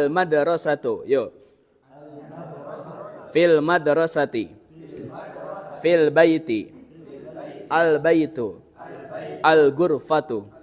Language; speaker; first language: Arabic; non-native, learner; Indonesian